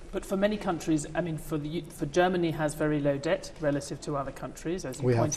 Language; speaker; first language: English; native; English